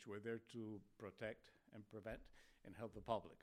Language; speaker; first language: English; non-native, fluent; Spanish